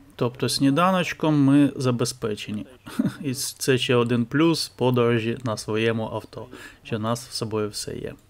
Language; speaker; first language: Ukrainian; non-native, local second language; Russian